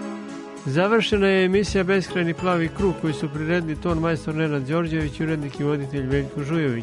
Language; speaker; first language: Serbian; native; Serbian